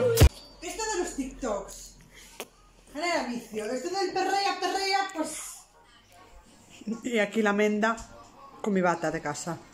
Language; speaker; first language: Spanish; native; Spanish